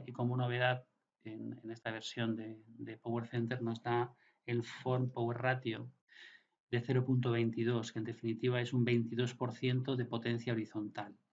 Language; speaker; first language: Spanish; native; Spanish